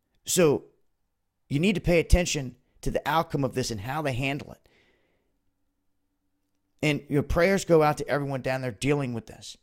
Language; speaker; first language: English; native; English